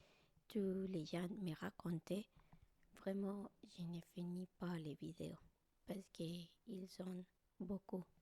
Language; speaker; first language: French; non-native, learner; Spanish